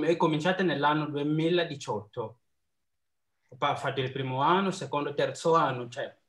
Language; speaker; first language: Italian; non-native, fluent; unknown